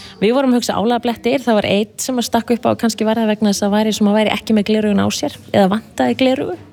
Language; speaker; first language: Icelandic; native; Icelandic